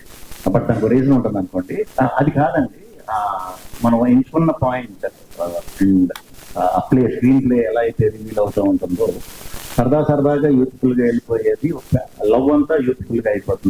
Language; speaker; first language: Telugu; native; Telugu